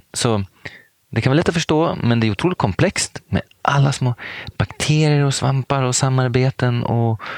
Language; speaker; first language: Swedish; native; Swedish